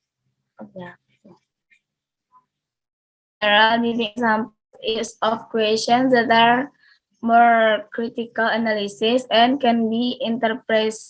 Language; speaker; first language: English; non-native, learner; Indonesian